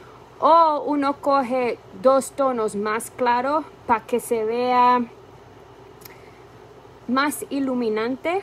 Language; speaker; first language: Spanish; early bilingual, heritage; Spanish